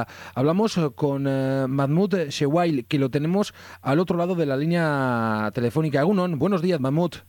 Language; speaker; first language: Spanish; native; Spanish